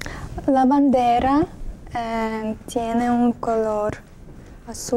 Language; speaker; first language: Spanish; non-native, learner; Russian